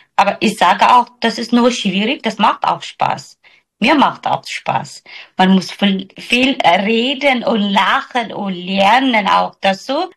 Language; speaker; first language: German; non-native, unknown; Somali